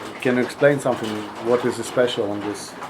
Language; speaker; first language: English; non-native, learner; Ukrainian